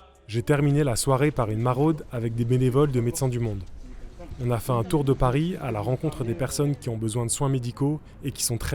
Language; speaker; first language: French; native; French